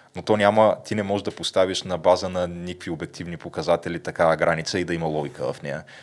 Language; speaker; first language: Bulgarian; native; Bulgarian